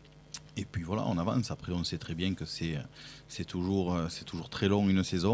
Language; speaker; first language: French; native; French